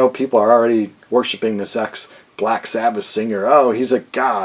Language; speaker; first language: English; native; English